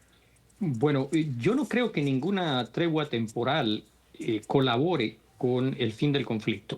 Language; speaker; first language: Spanish; native; Spanish